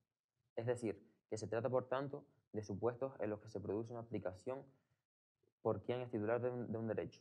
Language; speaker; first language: Spanish; native; Spanish